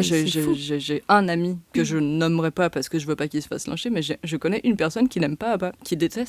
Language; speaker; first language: French; native; French